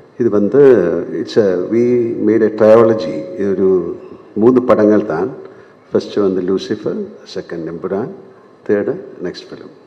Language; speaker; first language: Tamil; non-native, learner; Malayalam